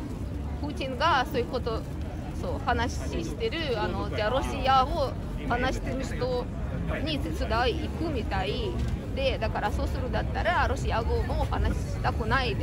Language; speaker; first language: Japanese; non-native, learner; Russian